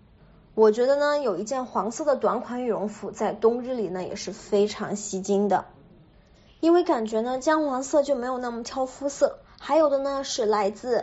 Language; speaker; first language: Chinese; native; Chinese